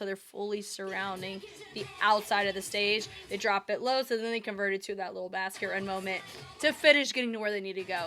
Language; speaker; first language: English; native; English